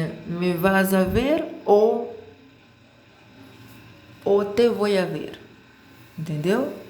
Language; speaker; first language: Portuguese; native; Portuguese